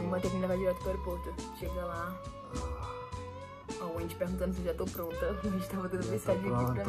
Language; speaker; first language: Portuguese; native; Portuguese